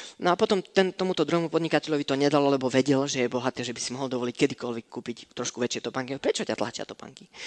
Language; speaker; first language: Slovak; non-native, fluent; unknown